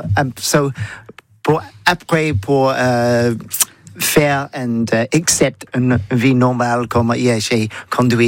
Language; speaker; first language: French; non-native, learner; English